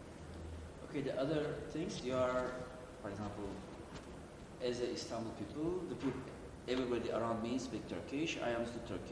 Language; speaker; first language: English; non-native, learner; Turkish